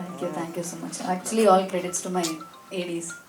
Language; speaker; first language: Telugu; non-native, learner; Malayalam